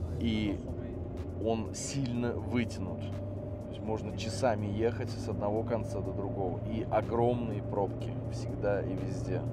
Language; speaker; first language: Russian; native; Russian